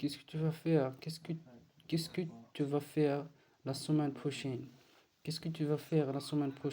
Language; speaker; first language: French; non-native, learner; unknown